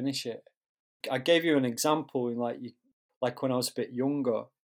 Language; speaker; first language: English; native; English